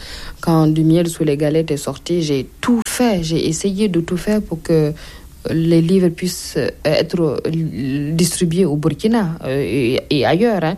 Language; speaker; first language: French; non-native, local second language; Mossi